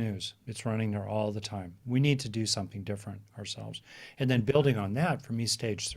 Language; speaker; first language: English; native; English